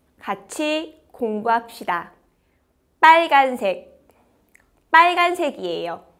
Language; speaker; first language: Korean; native; Korean